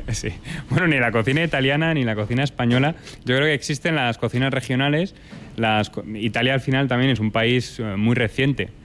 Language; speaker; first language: Spanish; native; Spanish